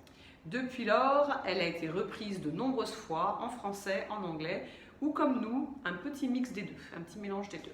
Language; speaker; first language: French; native; French